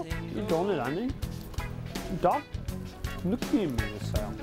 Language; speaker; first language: Korean; non-native, fluent; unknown